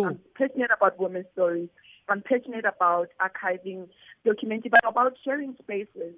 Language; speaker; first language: English; non-native, local second language; Southern Sotho